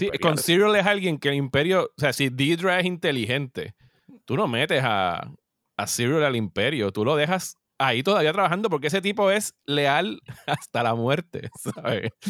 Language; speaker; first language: Spanish; native; Spanish